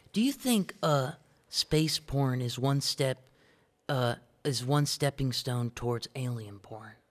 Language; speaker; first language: English; native; English